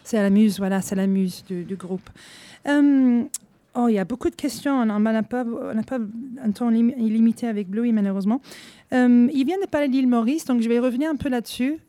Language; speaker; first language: French; non-native, fluent; English